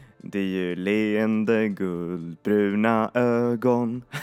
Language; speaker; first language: Swedish; native; Swedish